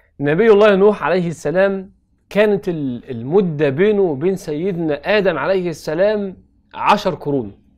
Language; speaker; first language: Arabic; native; Arabic